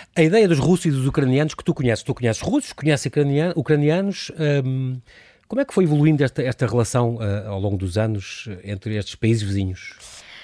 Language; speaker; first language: Portuguese; native; Portuguese